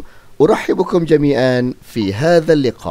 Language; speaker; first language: Arabic; non-native, fluent; Malay